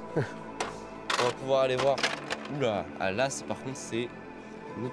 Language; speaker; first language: French; native; French